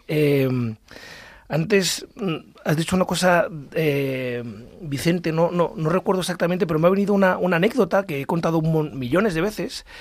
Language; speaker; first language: Spanish; native; Spanish